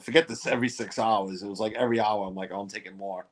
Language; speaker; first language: English; native; English